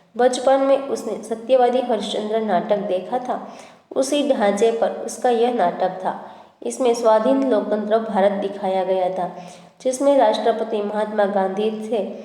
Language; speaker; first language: Hindi; non-native, local second language; Gujarati